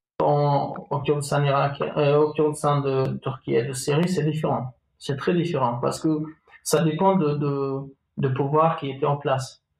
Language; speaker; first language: French; non-native, fluent; Kurdish